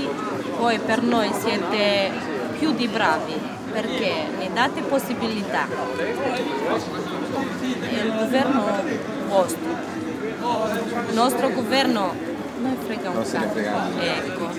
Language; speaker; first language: Italian; non-native, learner; Romanian